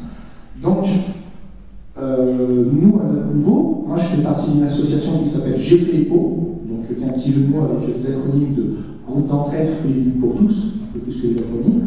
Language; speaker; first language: French; native; French